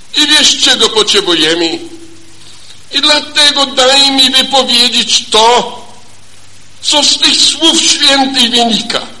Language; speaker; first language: Polish; non-native, fluent; German